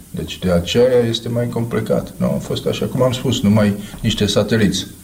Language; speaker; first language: Romanian; non-native, fluent; Czech